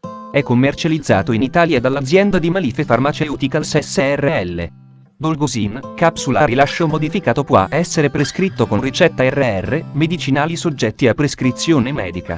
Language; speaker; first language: Italian; native; Italian